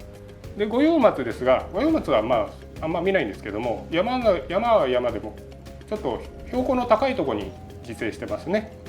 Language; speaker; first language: Japanese; native; Japanese